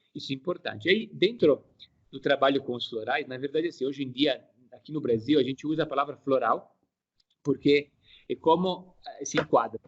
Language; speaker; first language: Portuguese; non-native, fluent; Italian